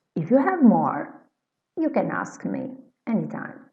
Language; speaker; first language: English; non-native, fluent; Albanian